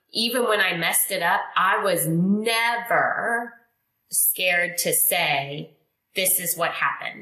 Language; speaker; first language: English; non-native, fluent; Indonesian